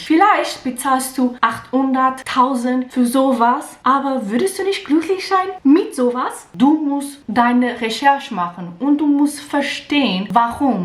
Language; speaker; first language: German; non-native, learner; Portuguese